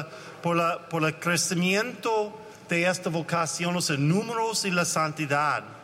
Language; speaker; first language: Spanish; non-native, learner; English